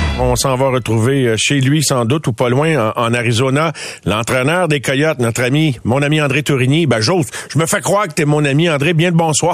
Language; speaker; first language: French; native; French